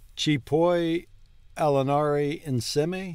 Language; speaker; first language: Italian; non-native, learner; English